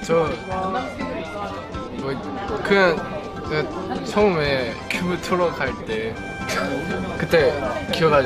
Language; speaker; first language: Korean; non-native, learner; Chinese